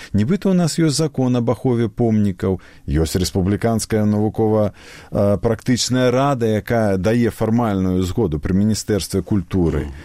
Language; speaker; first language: Belarusian; native; Belarusian